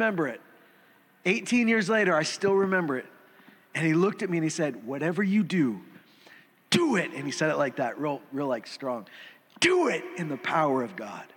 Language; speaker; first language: English; native; English